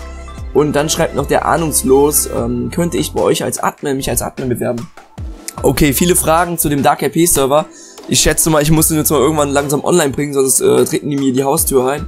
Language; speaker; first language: German; native; German